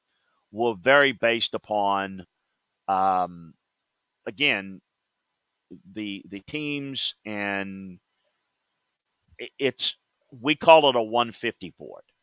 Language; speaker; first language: English; native; English